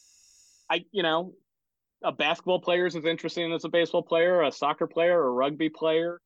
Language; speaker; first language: English; native; English